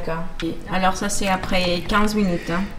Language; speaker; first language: French; early bilingual, heritage; English